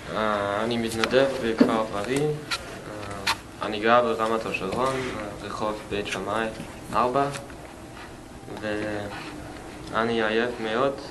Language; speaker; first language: Hebrew; non-native, learner; German